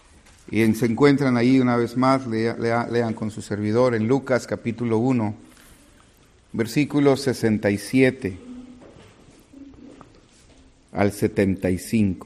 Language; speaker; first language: Spanish; native; Spanish